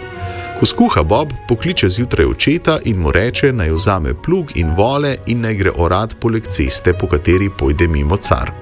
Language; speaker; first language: Slovenian; native; Slovenian